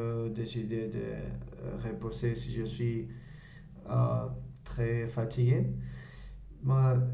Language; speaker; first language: French; non-native, learner; Spanish